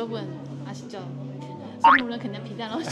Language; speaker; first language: Korean; non-native, fluent; Chinese